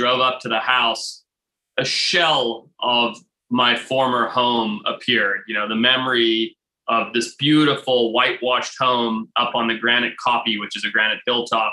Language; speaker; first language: English; native; English